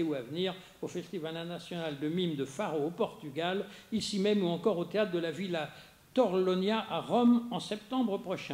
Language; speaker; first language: French; native; French